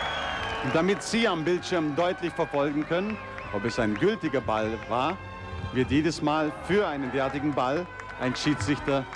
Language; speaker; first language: German; native; German